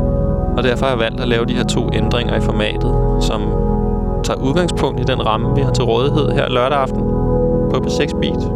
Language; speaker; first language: Danish; native; Danish